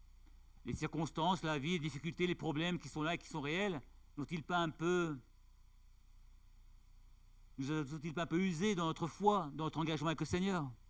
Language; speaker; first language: French; native; French